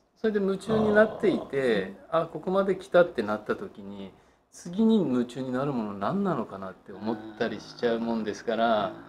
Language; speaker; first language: Japanese; native; Japanese